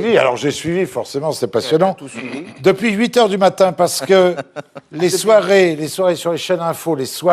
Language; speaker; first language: French; native; French